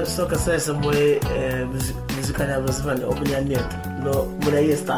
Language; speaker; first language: Russian; non-native, learner; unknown